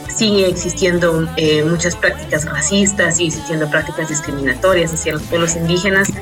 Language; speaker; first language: Spanish; non-native, local second language; Kaqchikel